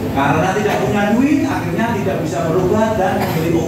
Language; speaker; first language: Indonesian; native; Indonesian